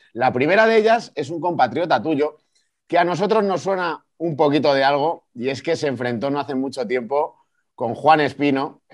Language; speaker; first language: Spanish; native; Spanish